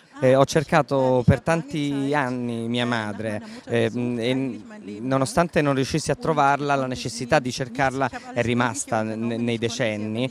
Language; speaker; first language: Italian; non-native, fluent; German